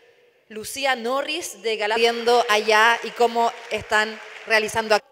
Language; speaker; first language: Spanish; native; Spanish